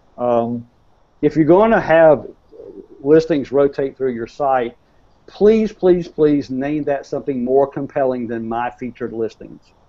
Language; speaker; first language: English; native; English